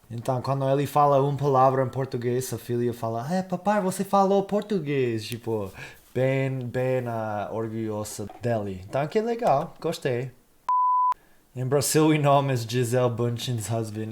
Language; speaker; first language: Portuguese; non-native, fluent; English